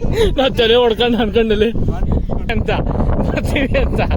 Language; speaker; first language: Kannada; native; Kannada